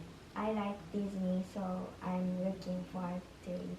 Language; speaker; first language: English; non-native, learner; Japanese